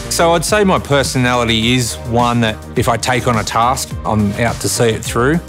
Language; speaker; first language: English; native; English